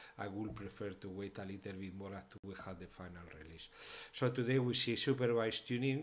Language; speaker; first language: English; non-native, fluent; Spanish